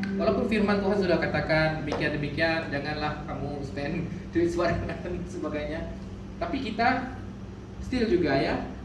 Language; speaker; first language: Malay; non-native, local second language; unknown